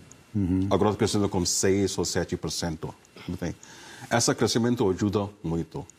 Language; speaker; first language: Portuguese; non-native, fluent; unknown